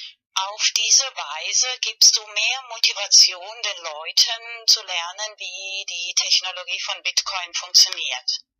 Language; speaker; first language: German; non-native, fluent; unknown